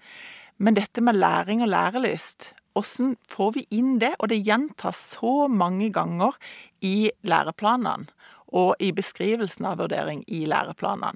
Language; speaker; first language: Norwegian; native; Norwegian